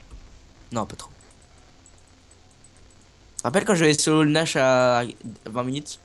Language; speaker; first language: French; native; French